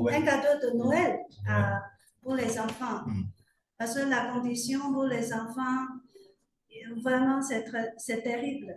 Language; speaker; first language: French; non-native, fluent; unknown